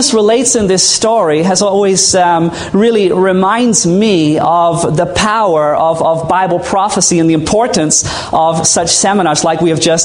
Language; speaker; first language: English; native; English